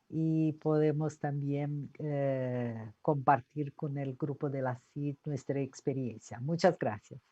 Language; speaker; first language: Spanish; non-native, fluent; Portuguese